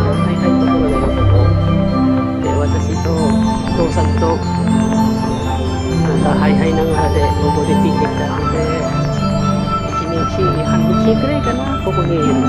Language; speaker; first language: Japanese; non-native, learner; Filipino